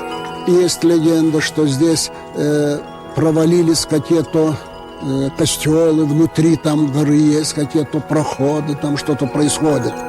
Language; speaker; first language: Russian; non-native, local second language; Lithuanian